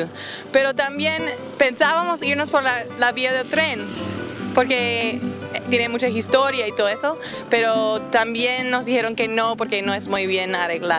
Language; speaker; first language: Spanish; non-native, fluent; English